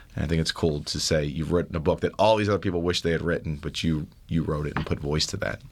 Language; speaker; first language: English; native; English